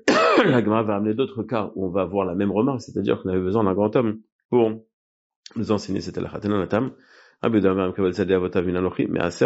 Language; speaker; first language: French; native; French